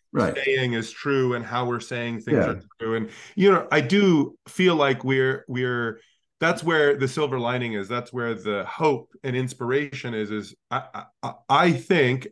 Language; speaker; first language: English; native; English